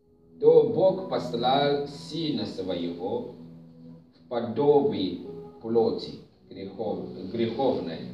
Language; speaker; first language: Russian; non-native, fluent; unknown